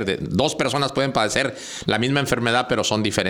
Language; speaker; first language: Spanish; native; Spanish